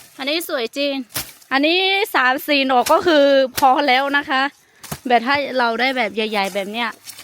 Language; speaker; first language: Thai; non-native, local second language; Lahu